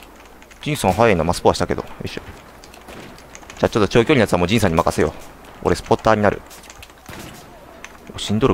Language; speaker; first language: Japanese; native; Japanese